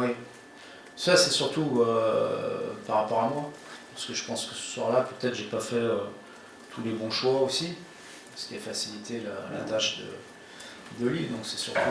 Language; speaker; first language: French; native; French